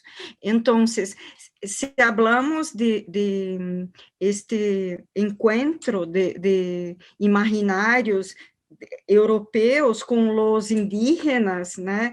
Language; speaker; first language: Spanish; non-native, learner; Portuguese